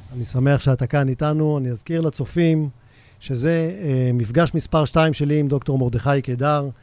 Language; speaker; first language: Hebrew; native; Hebrew